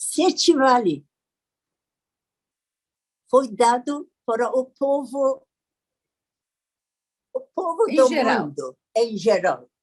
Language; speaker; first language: Portuguese; non-native, learner; Persian